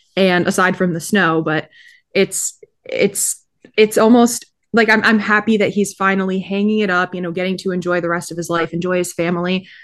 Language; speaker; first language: English; native; English